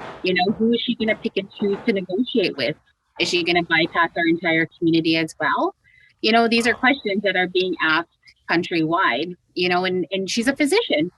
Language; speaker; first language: English; native; English